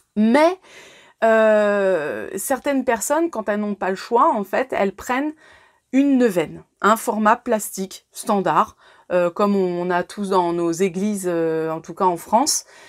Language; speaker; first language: French; native; French